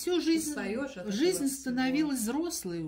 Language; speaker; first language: Russian; native; Russian